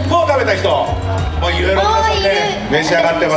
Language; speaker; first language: Japanese; native; Japanese